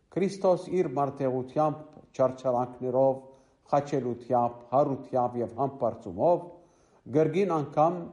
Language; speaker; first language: Armenian; native; Armenian